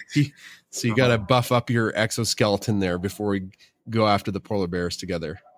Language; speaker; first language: English; native; English